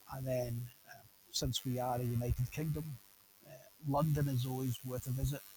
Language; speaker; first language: English; native; English